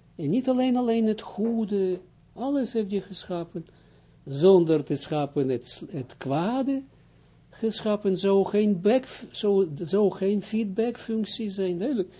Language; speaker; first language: Dutch; non-native, fluent; Hebrew